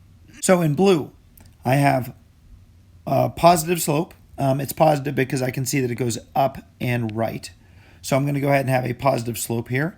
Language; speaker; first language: English; native; English